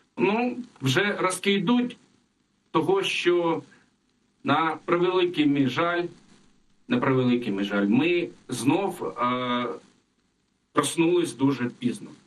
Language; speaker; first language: Ukrainian; non-native, local second language; Russian